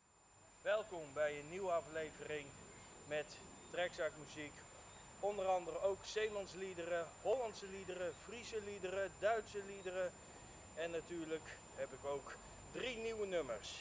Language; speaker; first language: Dutch; native; Dutch